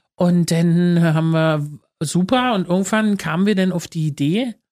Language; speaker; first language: German; native; German